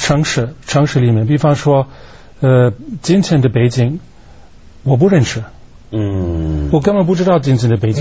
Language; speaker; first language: Chinese; non-native, fluent; German